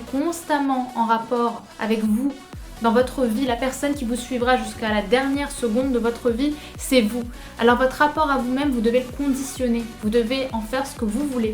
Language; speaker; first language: French; native; French